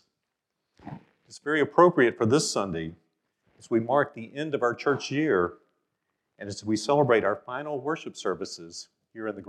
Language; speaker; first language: English; native; English